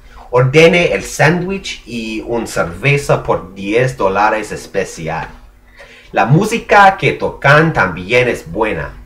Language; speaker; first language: Spanish; non-native, learner; English